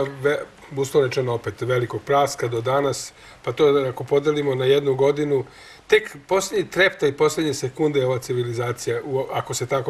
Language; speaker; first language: Croatian; native; Croatian